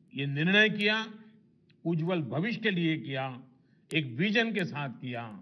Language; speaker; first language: Hindi; non-native, local second language; Gujarati